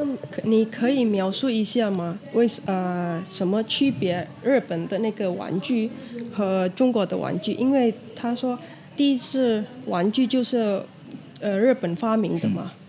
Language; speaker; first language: Chinese; non-native, fluent; Indonesian